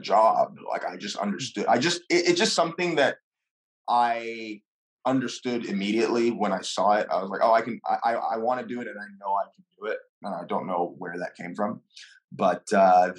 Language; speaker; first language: English; non-native, fluent; French